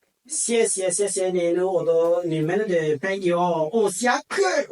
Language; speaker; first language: Chinese; non-native, learner; French